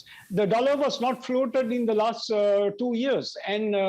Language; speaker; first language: English; non-native, local second language; Sinhala